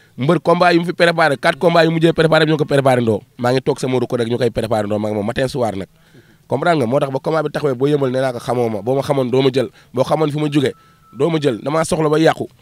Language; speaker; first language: Wolof; non-native, local second language; Fula